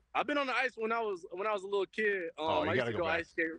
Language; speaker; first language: English; native; English